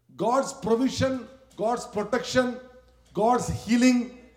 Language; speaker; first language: English; non-native, local second language; Malayalam